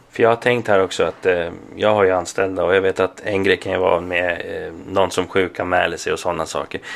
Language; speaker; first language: Swedish; early bilingual, other home language; Spanish